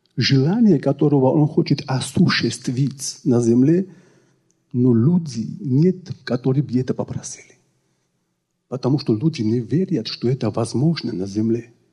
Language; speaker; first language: Russian; non-native, local second language; Georgian